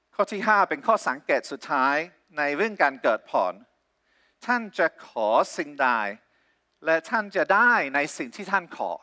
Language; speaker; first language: Thai; non-native, fluent; English